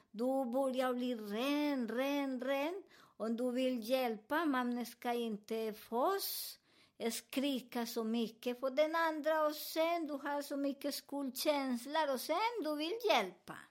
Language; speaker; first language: Swedish; non-native, fluent; Spanish